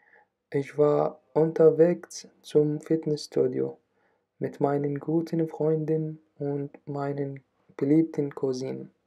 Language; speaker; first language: German; non-native, learner; Arabic